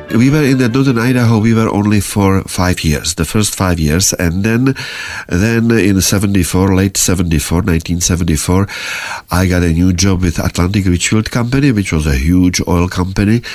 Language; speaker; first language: English; non-native, fluent; Czech